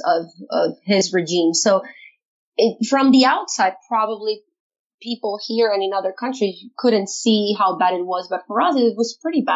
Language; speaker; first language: English; non-native, fluent; Spanish